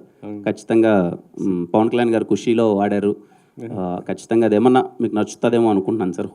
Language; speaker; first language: Telugu; native; Telugu